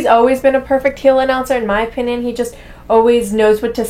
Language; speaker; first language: English; native; English